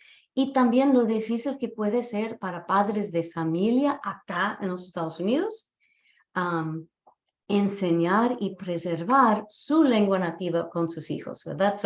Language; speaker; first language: Spanish; non-native, fluent; English